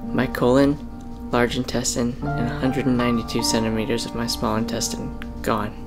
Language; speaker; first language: English; native; English